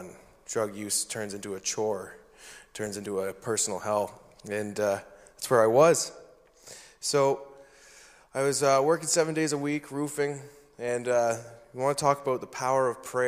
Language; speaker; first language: English; native; English